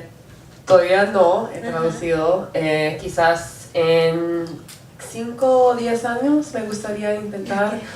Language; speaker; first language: Spanish; non-native, local second language; English